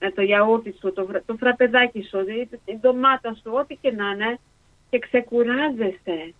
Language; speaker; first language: Greek; early bilingual, heritage; Greek